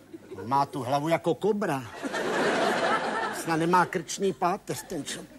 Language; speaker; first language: Czech; native; Czech